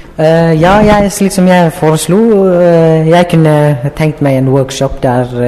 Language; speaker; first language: Norwegian; non-native, fluent; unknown